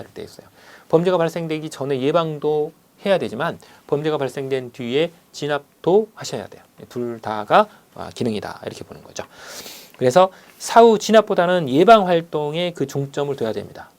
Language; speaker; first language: Korean; native; Korean